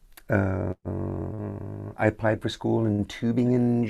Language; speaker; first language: English; native; English